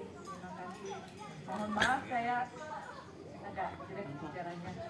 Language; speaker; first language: Indonesian; non-native, learner; Japanese